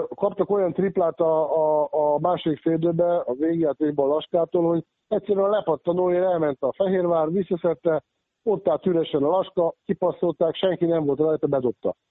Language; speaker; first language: Hungarian; native; Hungarian